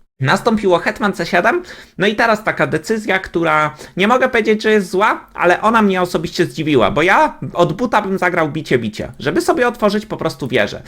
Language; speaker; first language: Polish; native; Polish